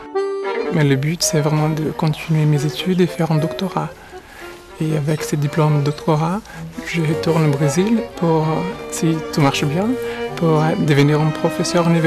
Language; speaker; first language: French; non-native, learner; Portuguese